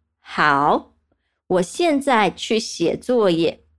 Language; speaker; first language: Chinese; non-native, fluent; Portuguese